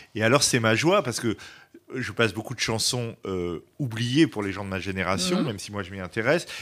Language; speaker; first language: French; native; French